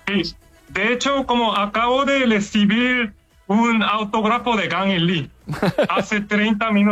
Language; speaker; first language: Spanish; non-native, fluent; Korean